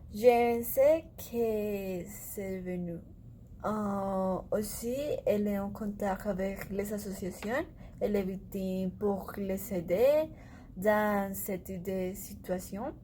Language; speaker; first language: French; non-native, learner; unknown